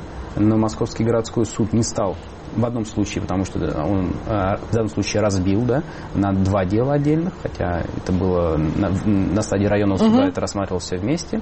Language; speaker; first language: Russian; native; Russian